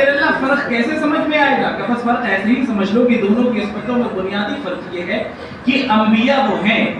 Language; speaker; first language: Urdu; native; Urdu